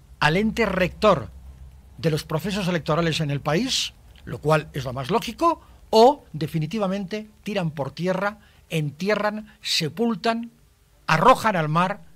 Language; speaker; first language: Spanish; native; Spanish